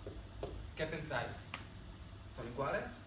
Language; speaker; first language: Spanish; non-native, learner; Hebrew